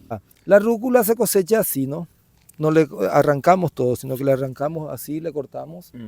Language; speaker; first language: Spanish; native; Spanish